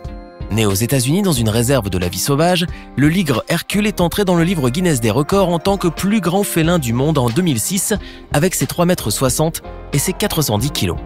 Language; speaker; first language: French; native; French